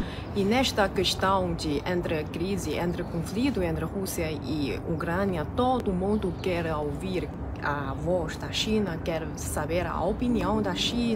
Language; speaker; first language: Portuguese; non-native, fluent; Chinese